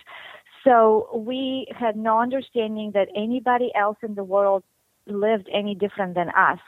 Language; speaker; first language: English; non-native, fluent; Bulgarian